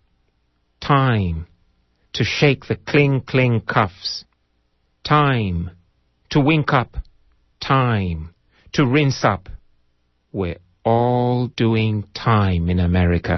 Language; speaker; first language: English; non-native, local second language; Ganda